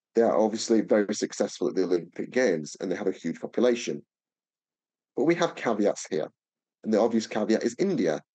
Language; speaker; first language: English; native; English